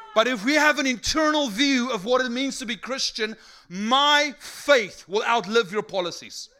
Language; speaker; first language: English; non-native, local second language; Afrikaans